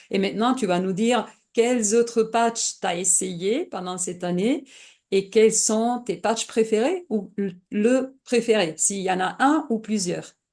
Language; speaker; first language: French; non-native, fluent; Italian